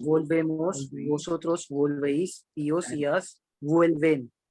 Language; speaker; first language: Spanish; non-native, learner; Hindi